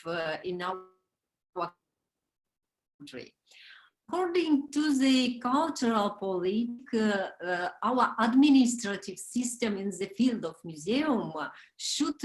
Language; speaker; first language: English; non-native, learner; Romanian